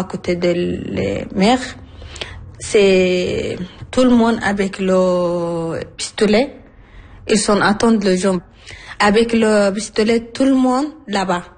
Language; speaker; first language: French; non-native, learner; Arabic